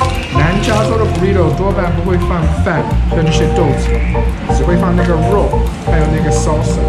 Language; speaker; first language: Chinese; non-native, fluent; English